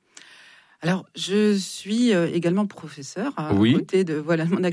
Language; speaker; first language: French; native; French